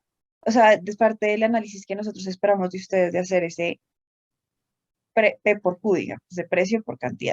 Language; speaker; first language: Spanish; native; Spanish